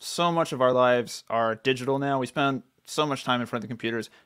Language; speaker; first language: English; native; English